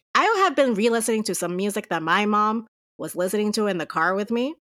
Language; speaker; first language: English; non-native, fluent; Spanish